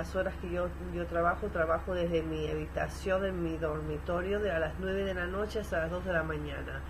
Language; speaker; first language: Spanish; early bilingual, heritage; Spanish